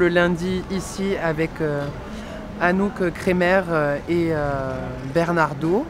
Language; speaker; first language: French; native; French